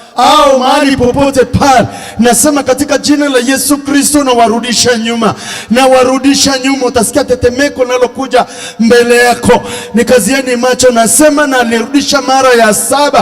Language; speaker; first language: Swahili; native; Swahili